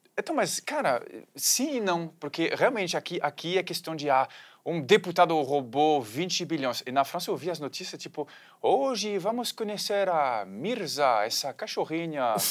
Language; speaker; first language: Portuguese; non-native, fluent; French